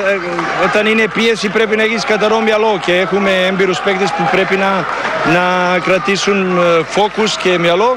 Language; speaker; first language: Greek; non-native, learner; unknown